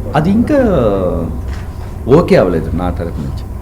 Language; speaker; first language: Telugu; non-native, learner; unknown